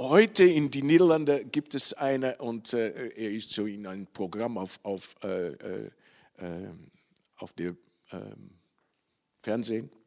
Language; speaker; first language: German; non-native, learner; Dutch